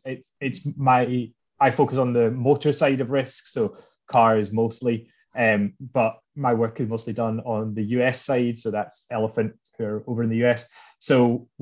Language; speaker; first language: English; native; English